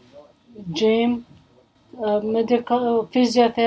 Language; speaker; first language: English; non-native, learner; Arabic